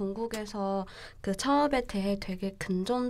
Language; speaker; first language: Korean; non-native, learner; Chinese